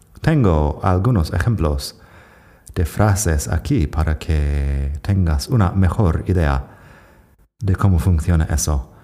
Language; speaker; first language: Spanish; non-native, fluent; English